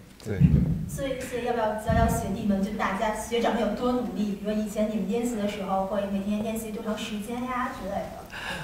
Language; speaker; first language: Chinese; native; Chinese